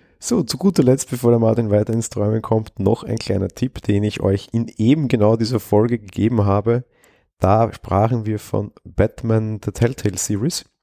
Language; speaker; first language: German; native; German